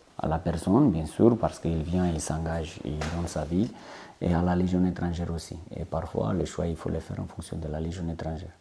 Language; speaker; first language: French; non-native, fluent; Romanian